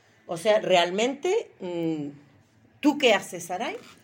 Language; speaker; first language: Spanish; native; Spanish